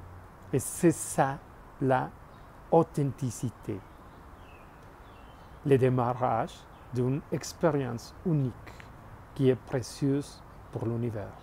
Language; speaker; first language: French; non-native, learner; Spanish